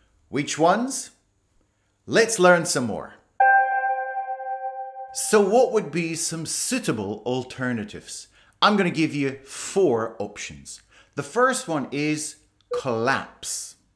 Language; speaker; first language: English; native; English